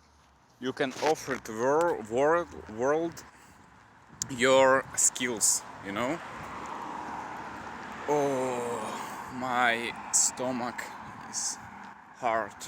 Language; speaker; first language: English; non-native, learner; Russian